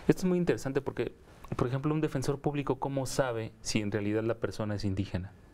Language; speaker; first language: Spanish; native; Spanish